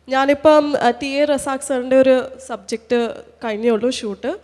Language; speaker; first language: Malayalam; early bilingual, other home language; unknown